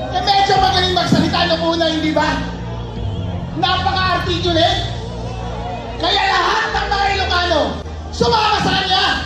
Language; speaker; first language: Filipino; non-native, local second language; Iloko